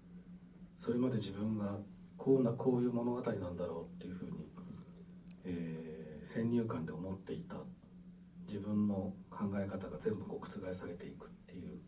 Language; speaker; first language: Japanese; native; Japanese